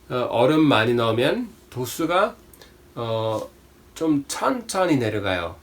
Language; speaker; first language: Korean; non-native, fluent; English